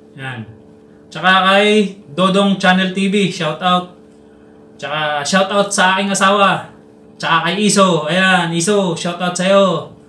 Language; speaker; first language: Filipino; non-native, local second language; Cebuano